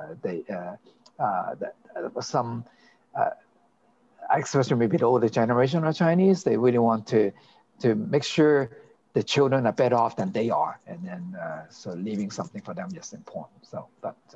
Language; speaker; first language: English; non-native, local second language; Cantonese